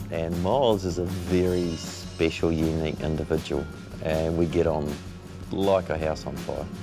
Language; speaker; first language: English; native; English